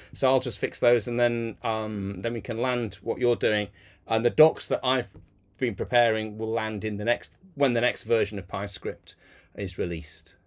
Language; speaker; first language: English; native; English